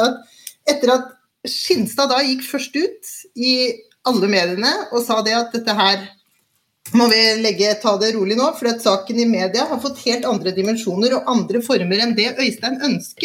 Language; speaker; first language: Norwegian; native; Norwegian